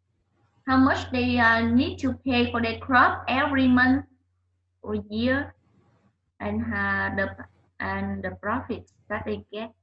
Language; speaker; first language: English; non-native, learner; Vietnamese